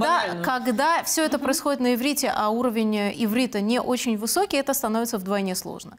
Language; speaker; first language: Russian; native; Russian